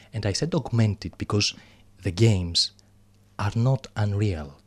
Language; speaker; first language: English; non-native, fluent; Greek